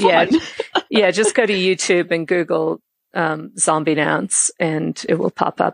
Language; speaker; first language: English; native; English